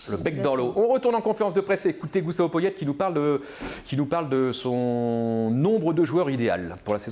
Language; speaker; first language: French; native; French